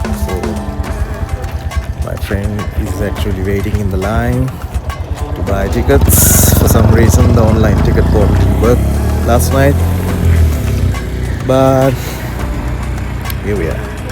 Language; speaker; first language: English; non-native, local second language; Sinhala